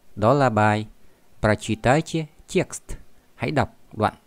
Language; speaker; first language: Vietnamese; native; Vietnamese